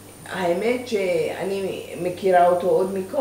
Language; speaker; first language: Hebrew; early bilingual, other home language; Persian